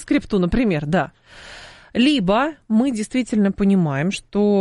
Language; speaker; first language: Russian; native; Russian